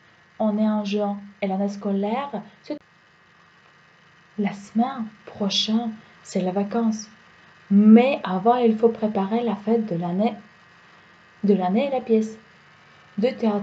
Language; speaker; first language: French; non-native, fluent; Uzbek